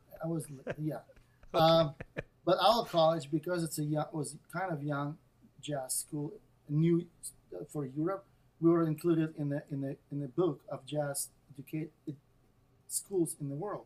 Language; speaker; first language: English; non-native, fluent; Russian